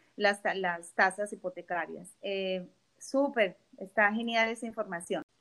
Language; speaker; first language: Spanish; native; Spanish